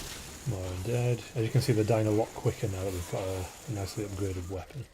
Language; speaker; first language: English; native; English